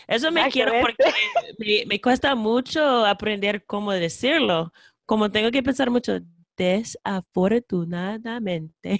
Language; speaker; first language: Spanish; non-native, fluent; English